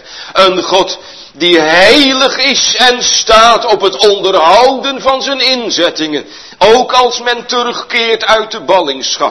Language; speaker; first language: Dutch; native; Dutch